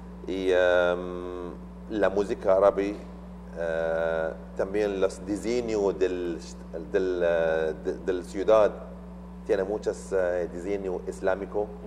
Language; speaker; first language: Spanish; non-native, learner; Arabic